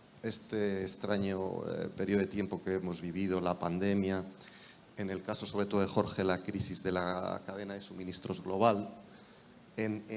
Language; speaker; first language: Spanish; native; Spanish